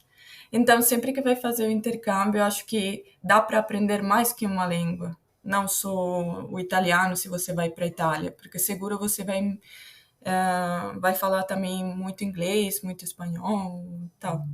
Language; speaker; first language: Portuguese; non-native, fluent; Italian